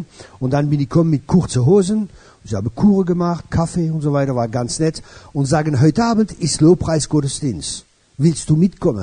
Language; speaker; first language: German; non-native, fluent; French